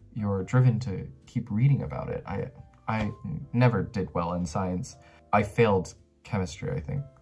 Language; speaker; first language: English; native; English